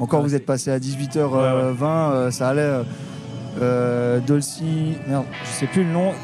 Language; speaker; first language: French; native; French